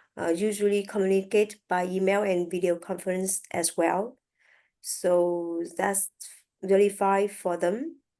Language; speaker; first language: English; non-native, learner; French